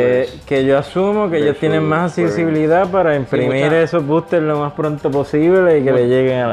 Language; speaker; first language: Spanish; native; Spanish